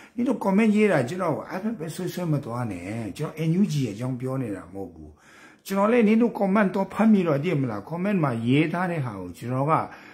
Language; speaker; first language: Burmese; non-native, local second language; Kachin